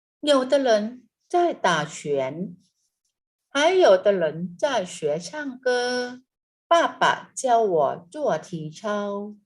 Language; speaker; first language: Chinese; non-native, fluent; Thai